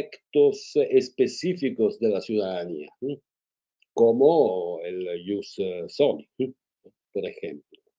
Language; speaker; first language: Spanish; non-native, fluent; Italian